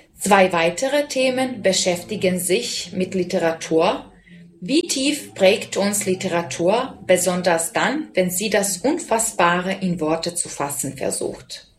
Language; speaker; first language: German; non-native, fluent; Serbian